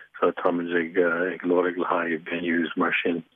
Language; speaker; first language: Irish; non-native, learner; English